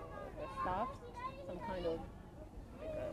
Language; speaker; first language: English; non-native, learner; Japanese